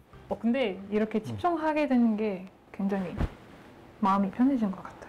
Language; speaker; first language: Korean; non-native, fluent; French